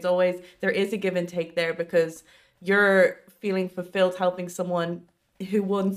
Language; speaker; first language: English; native; English